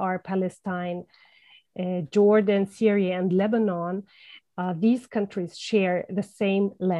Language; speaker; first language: English; non-native, fluent; Arabic